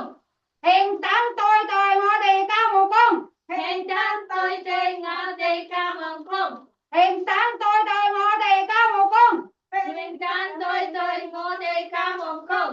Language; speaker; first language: Cantonese; non-native, fluent; Thai